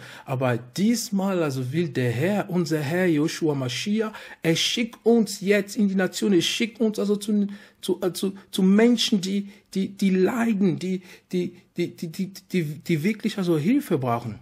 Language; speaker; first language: German; non-native, fluent; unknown